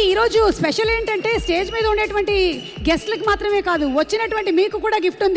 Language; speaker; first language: Telugu; native; Telugu